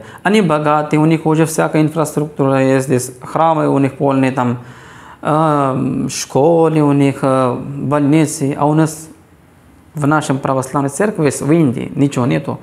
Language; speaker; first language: Russian; non-native, fluent; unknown